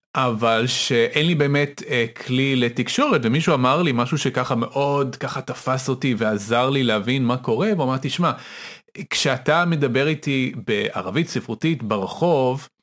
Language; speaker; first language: Hebrew; native; Hebrew